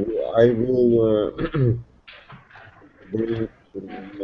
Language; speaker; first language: English; non-native, learner; Russian